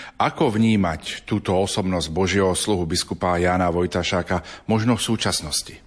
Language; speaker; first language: Slovak; native; Slovak